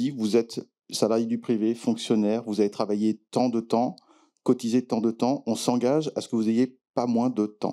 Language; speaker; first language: French; native; French